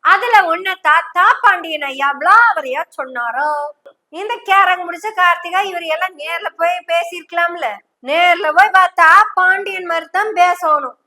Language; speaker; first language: Tamil; native; Tamil